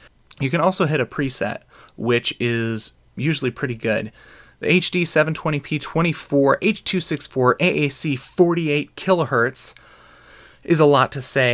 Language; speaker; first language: English; native; English